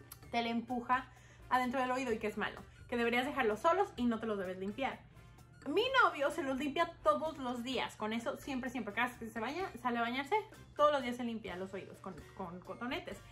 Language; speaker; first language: Spanish; early bilingual, heritage; Spanish